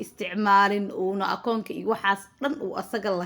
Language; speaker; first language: Somali; native; Somali